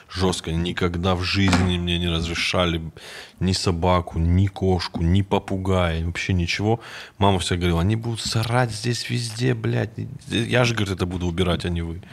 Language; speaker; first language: Russian; native; Russian